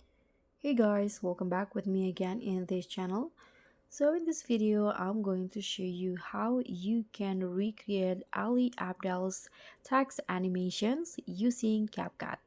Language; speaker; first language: English; non-native, fluent; Indonesian